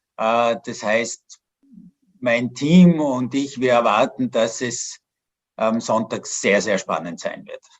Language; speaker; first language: German; native; German